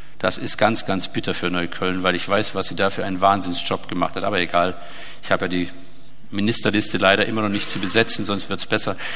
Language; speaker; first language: German; native; German